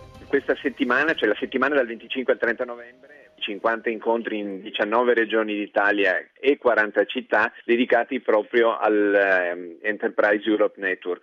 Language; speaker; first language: Italian; native; Italian